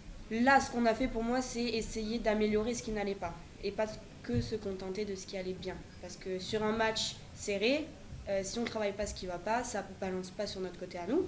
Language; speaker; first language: French; native; French